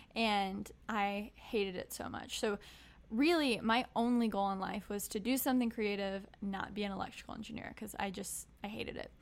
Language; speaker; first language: English; native; English